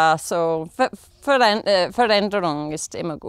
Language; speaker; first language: German; non-native, fluent; English